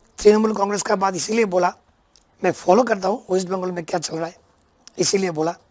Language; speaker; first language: Hindi; non-native, local second language; Bangla